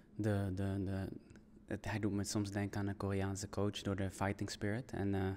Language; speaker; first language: Dutch; native; Dutch